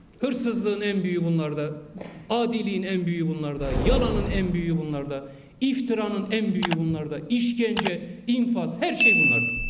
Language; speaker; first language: Turkish; non-native, local second language; Kurdish